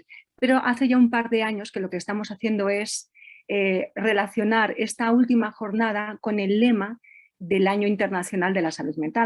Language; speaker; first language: Spanish; native; Spanish